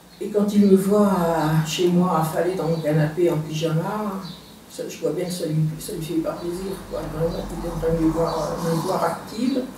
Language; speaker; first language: French; native; French